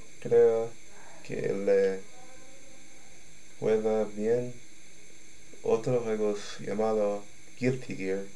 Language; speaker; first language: Spanish; non-native, learner; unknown